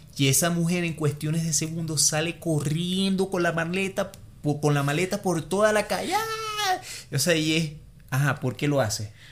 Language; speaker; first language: Spanish; native; Spanish